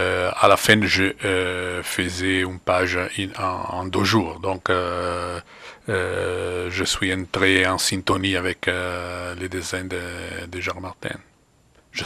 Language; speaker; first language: French; non-native, fluent; Italian